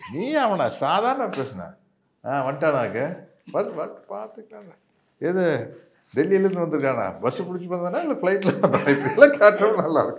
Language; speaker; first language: Tamil; native; Tamil